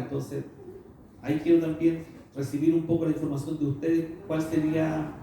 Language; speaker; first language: Spanish; native; Spanish